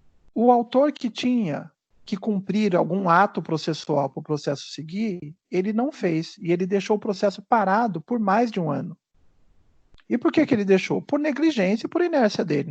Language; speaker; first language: Portuguese; native; Portuguese